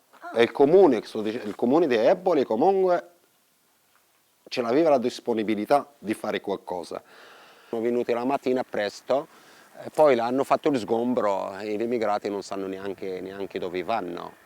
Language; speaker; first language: Italian; non-native, fluent; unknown